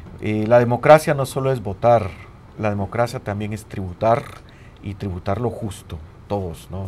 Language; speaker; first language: Spanish; native; Spanish